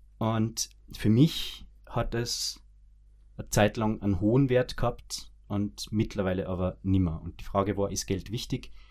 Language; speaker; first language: German; early bilingual, other home language; Bosnian